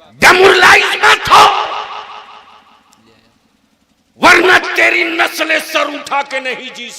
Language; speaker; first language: Hindi; native; Hindi